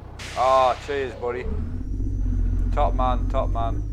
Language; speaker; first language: English; native; English